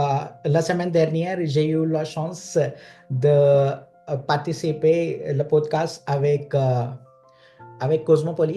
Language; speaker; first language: French; non-native, fluent; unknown